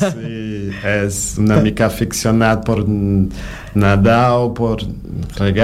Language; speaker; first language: Catalan; non-native, learner; Portuguese